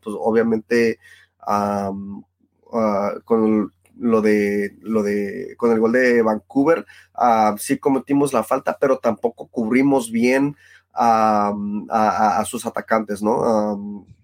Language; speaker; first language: Spanish; early bilingual, heritage; Spanish